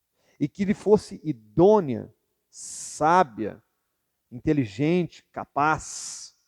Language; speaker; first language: Portuguese; native; Portuguese